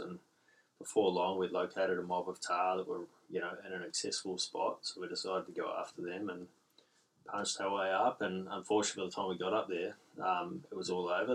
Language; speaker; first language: English; native; English